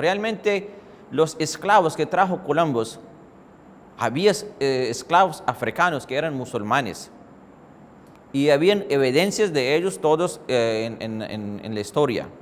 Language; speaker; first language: Spanish; non-native, fluent; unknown